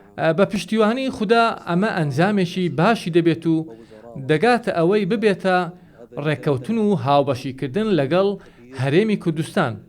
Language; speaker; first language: Central Kurdish; non-native, fluent; Arabic